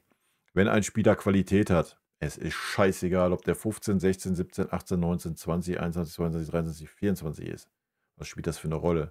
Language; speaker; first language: German; native; German